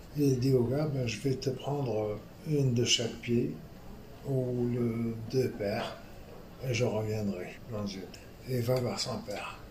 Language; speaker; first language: French; non-native, local second language; Arabic